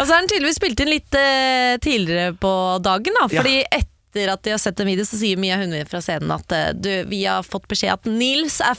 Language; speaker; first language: Norwegian; native; Norwegian